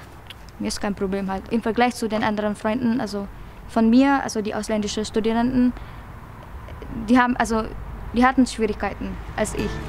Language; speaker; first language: German; non-native, fluent; Indonesian